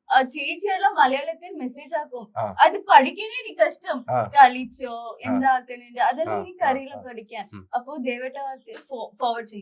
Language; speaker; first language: Malayalam; non-native, learner; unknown